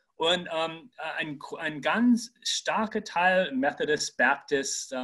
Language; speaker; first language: German; non-native, fluent; English